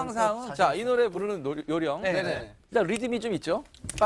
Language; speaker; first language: Korean; native; Korean